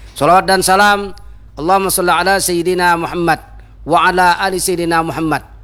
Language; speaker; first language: Malay; non-native, local second language; Banjar